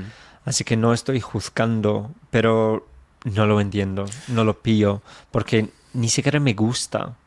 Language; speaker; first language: Spanish; non-native, fluent; English